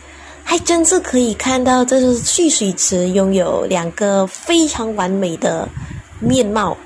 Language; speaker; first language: Chinese; native; Chinese